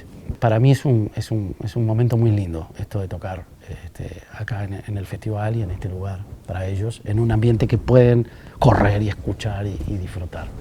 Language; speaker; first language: Spanish; native; Spanish